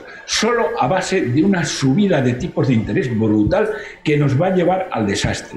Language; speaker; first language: Spanish; native; Spanish